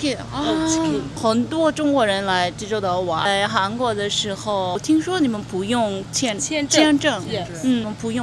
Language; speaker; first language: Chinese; non-native, learner; Korean